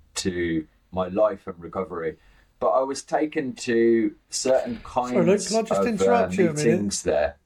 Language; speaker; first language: English; native; English